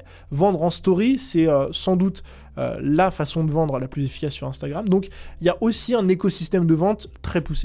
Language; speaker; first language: French; native; French